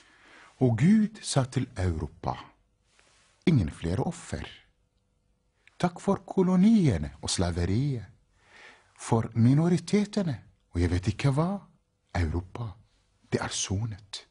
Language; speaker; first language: Norwegian; non-native, fluent; Arabic